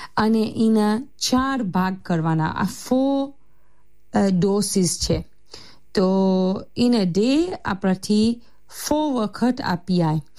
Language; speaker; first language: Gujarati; early bilingual, heritage; Gujarati